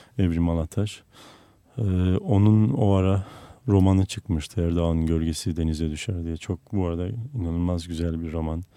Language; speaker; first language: Turkish; non-native, local second language; Armenian